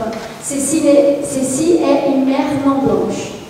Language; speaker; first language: French; non-native, fluent; Portuguese